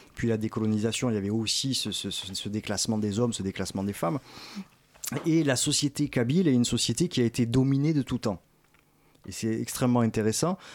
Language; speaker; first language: French; native; French